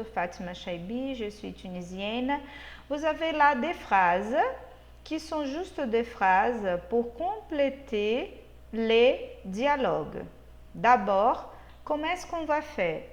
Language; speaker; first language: French; non-native, fluent; Portuguese